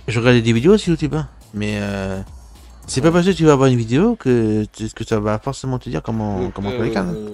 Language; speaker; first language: French; native; French